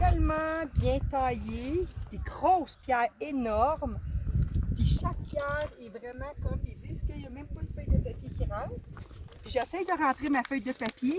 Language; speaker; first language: French; native; French